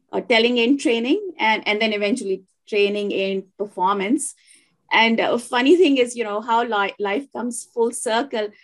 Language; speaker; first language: English; non-native, local second language; Hindi